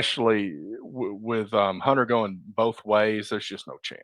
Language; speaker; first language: English; native; English